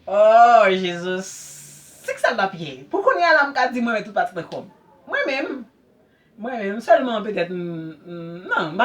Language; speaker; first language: French; non-native, learner; Haitian Creole